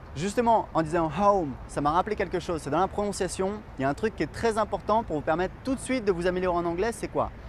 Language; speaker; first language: French; native; French